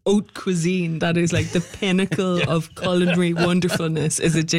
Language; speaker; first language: English; native; English